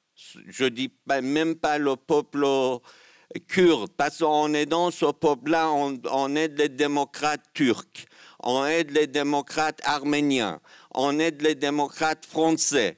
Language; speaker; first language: French; non-native, fluent; Kurdish